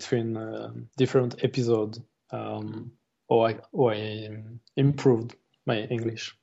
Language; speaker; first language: English; non-native, learner; German